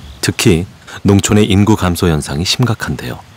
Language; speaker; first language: Korean; native; Korean